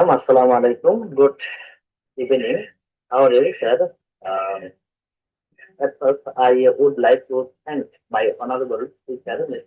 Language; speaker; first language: English; non-native, learner; Bangla